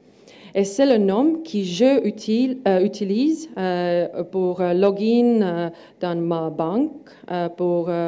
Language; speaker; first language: French; non-native, learner; Estonian